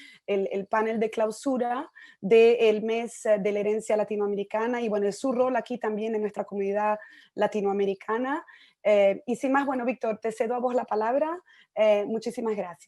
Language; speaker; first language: Spanish; native; Spanish